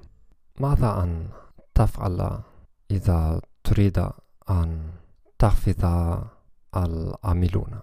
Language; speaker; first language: Arabic; non-native, learner; German